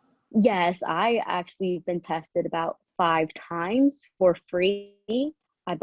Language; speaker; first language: English; early bilingual, other home language; Spanish